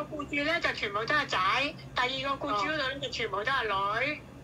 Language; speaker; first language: Cantonese; native; Cantonese